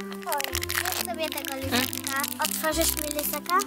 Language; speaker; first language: Polish; native; Polish